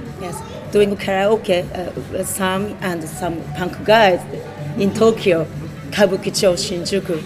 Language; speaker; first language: English; non-native, learner; Japanese